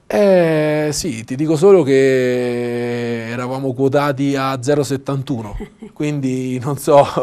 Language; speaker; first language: Italian; native; Italian